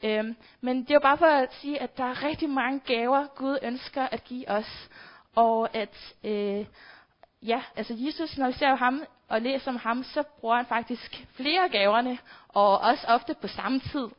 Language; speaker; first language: Danish; native; Danish